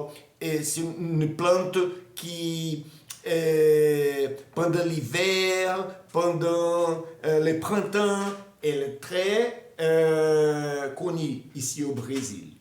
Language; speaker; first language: French; non-native, fluent; Portuguese